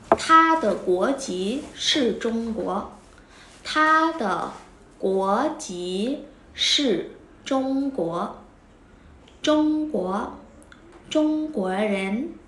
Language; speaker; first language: Chinese; non-native, fluent; Vietnamese